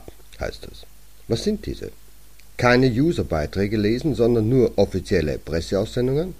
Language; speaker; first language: German; native; German